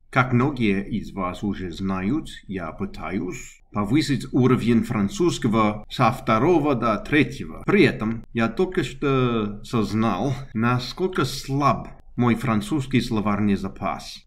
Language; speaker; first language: Russian; non-native, learner; English